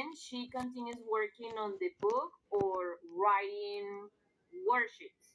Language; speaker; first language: English; non-native, fluent; Spanish